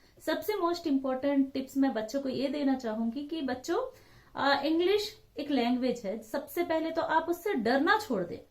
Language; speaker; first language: Hindi; non-native, local second language; Telugu